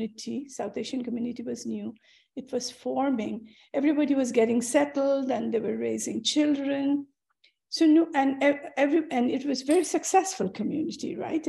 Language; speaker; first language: English; non-native, local second language; Bangla